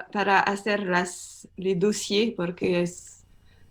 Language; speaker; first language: Spanish; non-native, learner; French